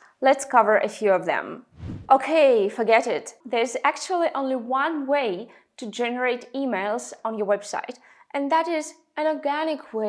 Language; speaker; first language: English; non-native, fluent; Russian